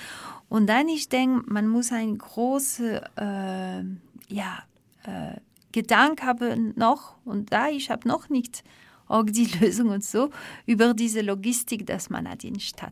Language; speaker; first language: German; non-native, fluent; French